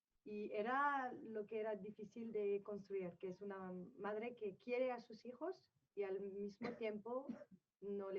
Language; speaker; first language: Spanish; non-native, fluent; French